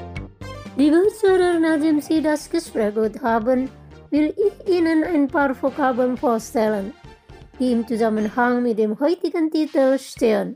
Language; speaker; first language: German; non-native, fluent; Indonesian